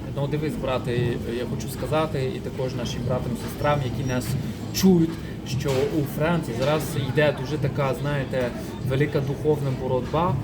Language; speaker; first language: Ukrainian; non-native, fluent; French